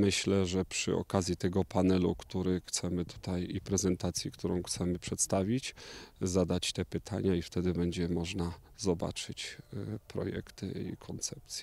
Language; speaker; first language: Polish; native; Polish